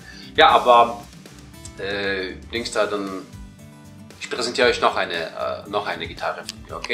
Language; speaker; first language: German; non-native, fluent; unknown